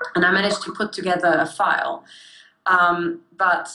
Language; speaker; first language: English; early bilingual, other home language; German